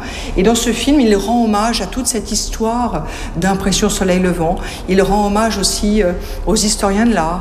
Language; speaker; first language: French; native; French